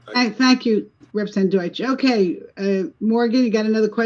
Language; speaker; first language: English; native; English